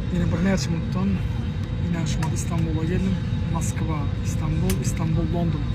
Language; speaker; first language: Turkish; non-native, learner; Turkmen